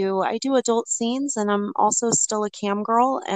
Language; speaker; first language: English; native; English